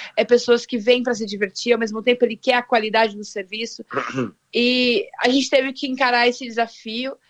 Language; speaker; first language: Portuguese; native; Portuguese